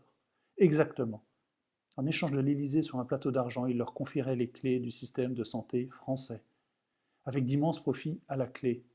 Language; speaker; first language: French; native; French